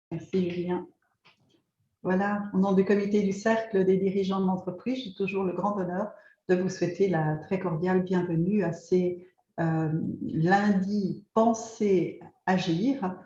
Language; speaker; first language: French; native; French